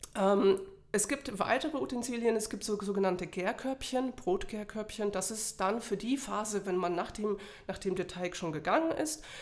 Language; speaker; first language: German; non-native, fluent; Polish